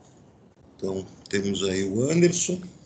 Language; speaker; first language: Portuguese; native; Portuguese